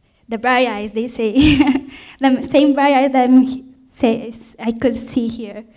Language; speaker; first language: English; non-native, fluent; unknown